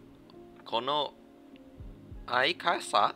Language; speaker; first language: Japanese; non-native, learner; English